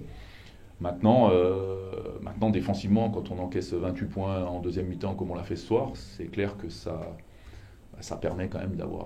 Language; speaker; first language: French; native; French